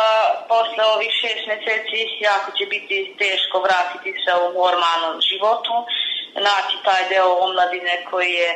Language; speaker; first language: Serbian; non-native, local second language; Hungarian